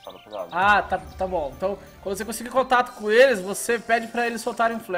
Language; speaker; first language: Portuguese; native; Portuguese